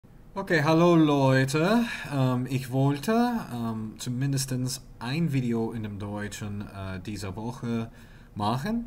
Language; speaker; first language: German; non-native, learner; English